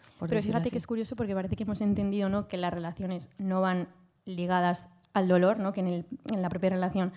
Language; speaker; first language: Spanish; native; Spanish